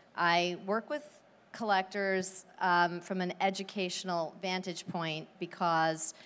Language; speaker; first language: English; native; English